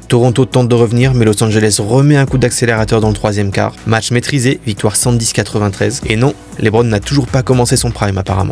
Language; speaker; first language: French; native; French